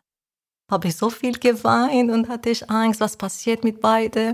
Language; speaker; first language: German; non-native, learner; Persian